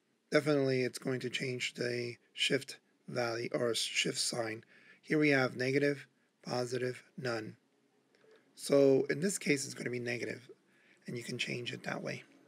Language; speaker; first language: English; native; English